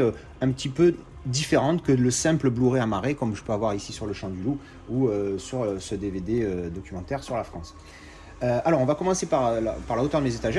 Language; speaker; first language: French; native; French